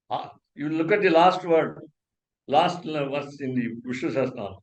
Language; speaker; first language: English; non-native, local second language; Tamil